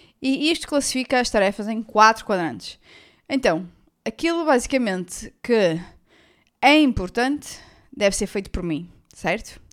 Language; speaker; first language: Portuguese; native; Portuguese